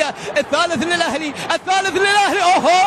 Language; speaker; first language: Arabic; native; Arabic